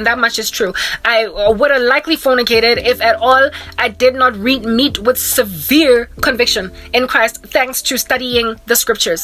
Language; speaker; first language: English; non-native, local second language; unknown